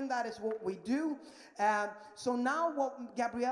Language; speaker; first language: English; non-native, fluent; Swedish